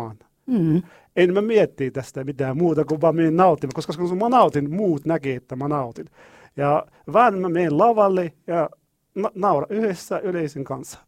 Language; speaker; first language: Finnish; non-native, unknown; Arabic